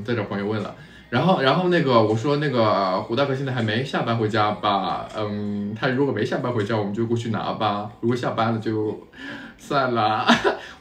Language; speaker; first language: Chinese; native; Chinese